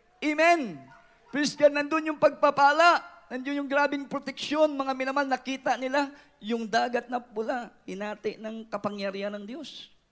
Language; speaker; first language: Filipino; non-native, local second language; Cebuano